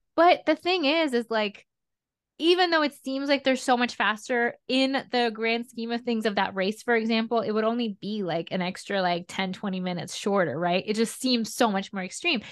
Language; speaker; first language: English; early bilingual, other home language; Russian